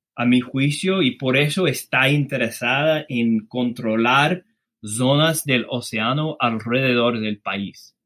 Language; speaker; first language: Spanish; non-native, fluent; English